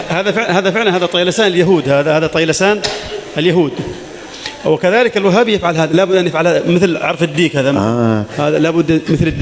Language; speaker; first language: Arabic; native; Arabic